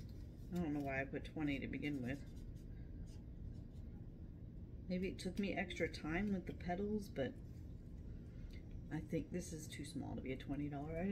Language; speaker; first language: English; native; English